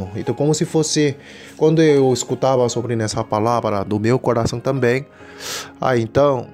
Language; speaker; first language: Portuguese; non-native, fluent; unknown